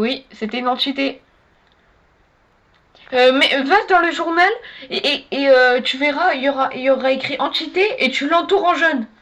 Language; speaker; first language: French; native; French